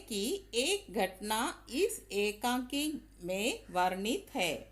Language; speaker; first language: Hindi; non-native, local second language; Tamil